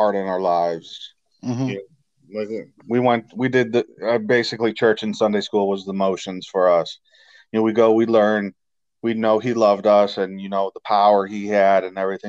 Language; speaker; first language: English; native; English